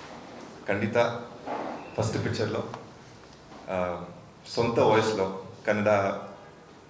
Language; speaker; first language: Kannada; non-native, learner; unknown